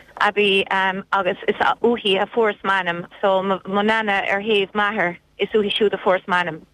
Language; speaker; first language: Irish; native; Irish